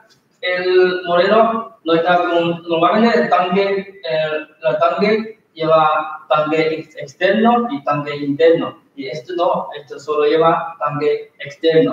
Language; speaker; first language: Spanish; non-native, learner; Chinese